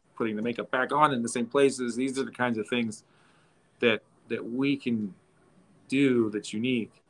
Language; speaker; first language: English; native; English